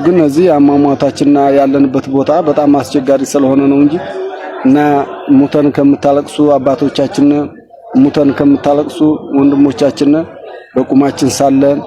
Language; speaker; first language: Amharic; native; Amharic